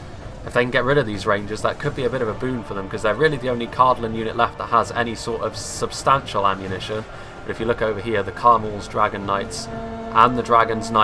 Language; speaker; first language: English; native; English